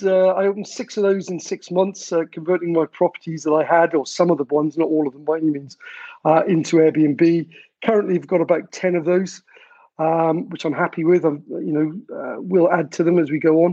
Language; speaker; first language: English; native; English